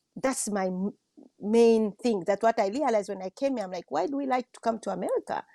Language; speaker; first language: English; non-native, local second language; Swahili